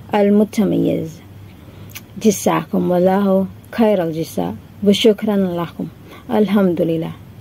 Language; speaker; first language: Arabic; non-native, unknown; Filipino